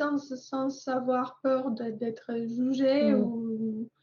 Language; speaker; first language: French; non-native, fluent; Greek